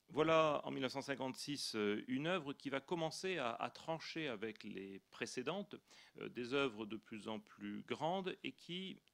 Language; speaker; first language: French; native; French